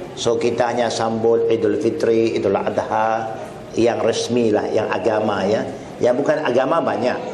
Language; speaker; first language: Malay; non-native, local second language; Chinese